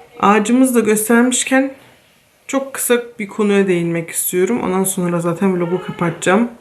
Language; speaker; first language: Turkish; early bilingual, other home language; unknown